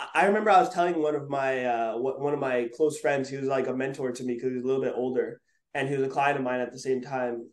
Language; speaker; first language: English; native; English